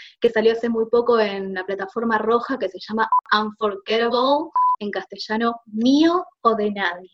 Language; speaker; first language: Spanish; native; Spanish